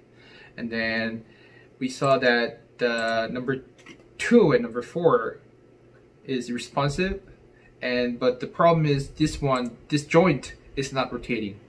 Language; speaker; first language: English; non-native, fluent; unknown